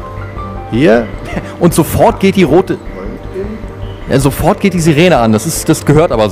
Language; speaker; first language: German; native; German